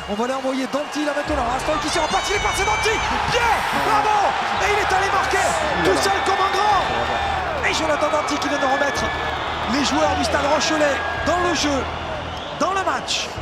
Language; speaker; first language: French; native; French